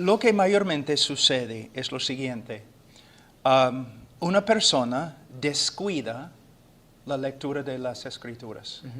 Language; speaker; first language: Spanish; non-native, fluent; English